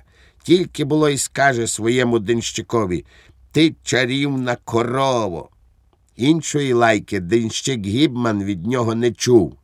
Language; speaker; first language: Ukrainian; native; Ukrainian